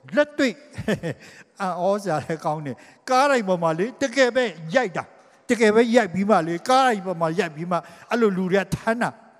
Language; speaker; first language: Burmese; non-native, local second language; Hakha Chin